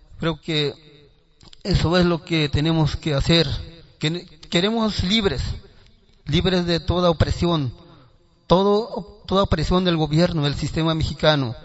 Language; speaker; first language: Spanish; non-native, local second language; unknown